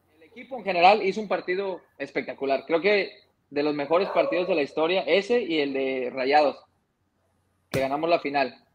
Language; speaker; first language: Spanish; early bilingual, heritage; Spanish